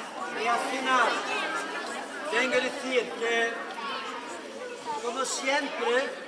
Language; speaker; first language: Spanish; non-native, learner; Dutch